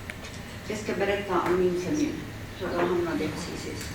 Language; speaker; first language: Swedish; early bilingual, other home language; Assyrian Neo-Aramaic